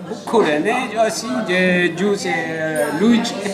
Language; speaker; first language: French; non-native, learner; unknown